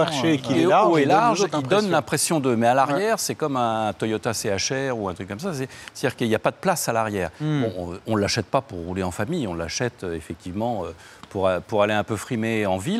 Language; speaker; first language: French; native; French